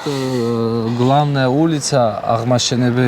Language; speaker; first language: Russian; non-native, learner; Georgian